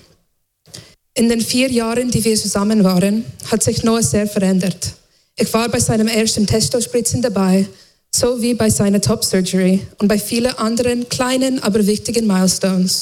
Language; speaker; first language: German; non-native, fluent; English